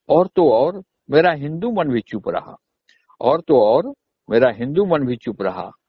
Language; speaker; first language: Hindi; native; Hindi